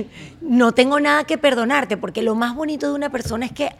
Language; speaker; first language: Spanish; native; Spanish